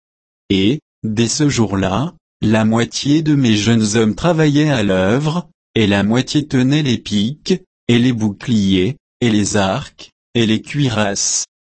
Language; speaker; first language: French; native; French